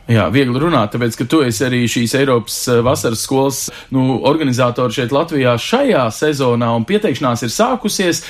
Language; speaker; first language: Latvian; native; Latvian